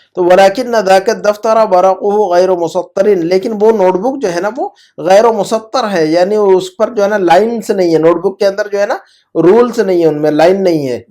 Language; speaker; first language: Urdu; native; Urdu